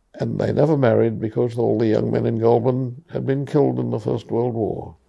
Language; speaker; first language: English; native; English